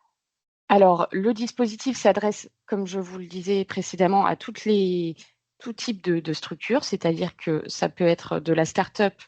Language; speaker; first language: French; native; French